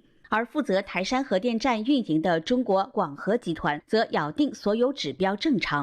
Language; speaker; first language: Chinese; native; Chinese